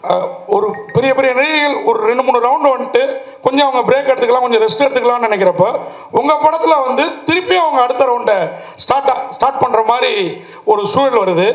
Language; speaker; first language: Tamil; native; Tamil